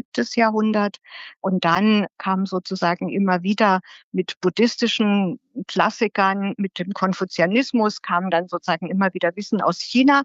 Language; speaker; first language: German; native; German